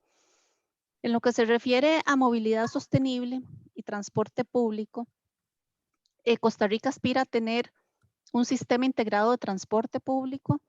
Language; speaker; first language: Spanish; native; Spanish